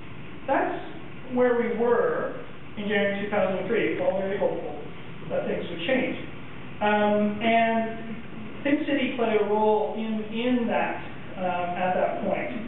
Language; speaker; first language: English; native; English